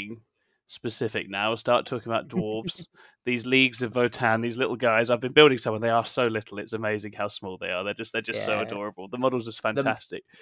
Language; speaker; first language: English; native; English